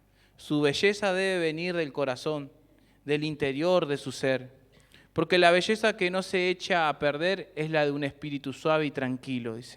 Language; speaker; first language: Spanish; native; Spanish